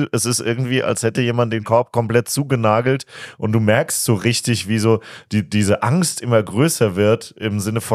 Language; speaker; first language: German; native; German